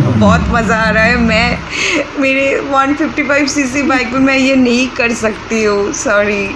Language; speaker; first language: Hindi; non-native, local second language; Bangla